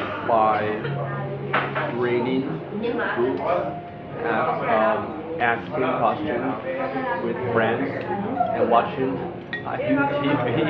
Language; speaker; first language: English; non-native, learner; Chinese